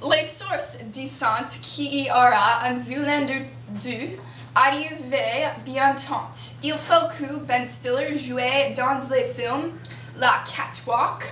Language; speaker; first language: French; non-native, learner; English